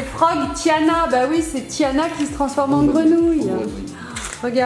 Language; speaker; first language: French; native; French